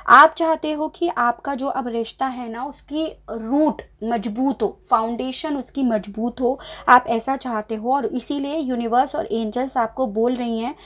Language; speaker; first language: Hindi; native; Hindi